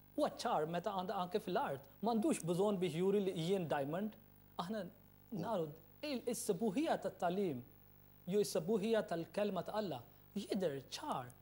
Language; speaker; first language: Maltese; non-native, fluent; Urdu